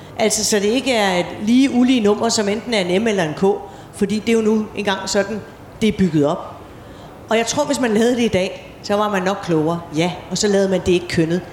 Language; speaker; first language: Danish; native; Danish